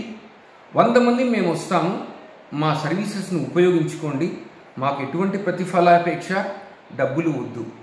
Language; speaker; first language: Telugu; native; Telugu